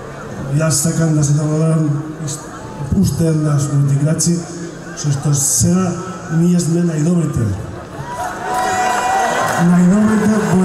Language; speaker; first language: Macedonian; non-native, learner; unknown